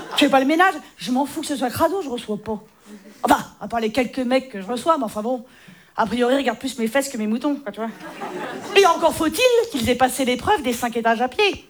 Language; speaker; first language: French; native; French